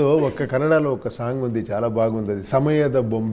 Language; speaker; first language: Telugu; non-native, local second language; Kannada